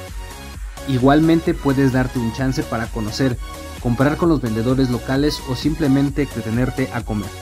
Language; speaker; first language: Spanish; native; Spanish